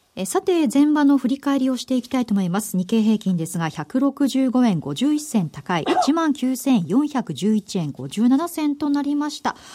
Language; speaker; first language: Japanese; native; Japanese